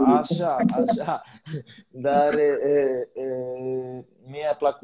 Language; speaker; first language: Romanian; non-native, learner; Polish